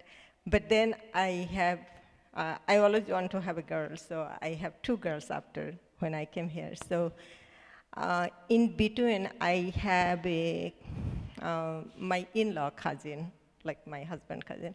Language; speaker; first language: English; non-native, local second language; Bangla